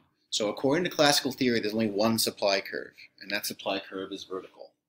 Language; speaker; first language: English; native; English